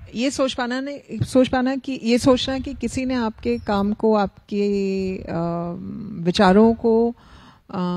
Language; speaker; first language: Hindi; native; Hindi